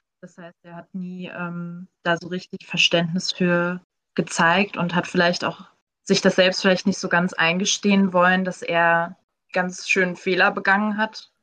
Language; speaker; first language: German; native; German